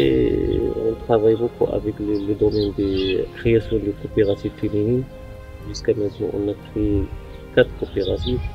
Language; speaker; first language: French; non-native, learner; Arabic